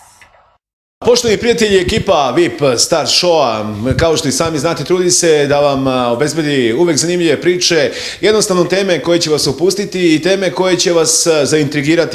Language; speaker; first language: Bosnian; native; Bosnian